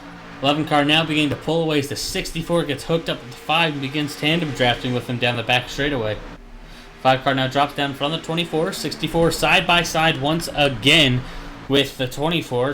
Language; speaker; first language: English; native; English